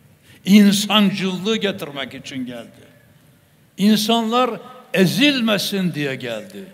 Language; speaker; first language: Turkish; native; Turkish